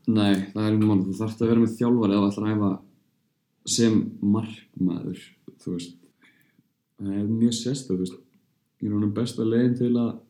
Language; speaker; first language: Icelandic; early bilingual, heritage; Icelandic